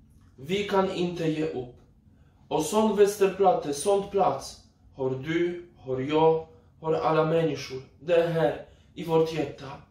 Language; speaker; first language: Swedish; non-native, fluent; Polish